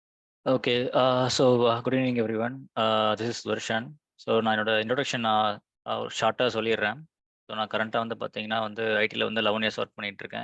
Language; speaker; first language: Tamil; native; Tamil